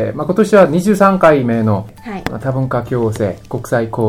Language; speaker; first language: Japanese; non-native, fluent; Korean